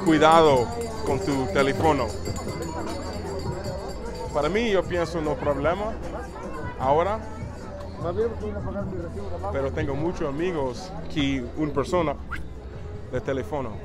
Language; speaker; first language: Spanish; non-native, learner; English